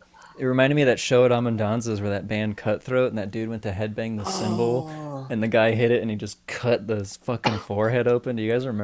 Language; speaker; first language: English; native; English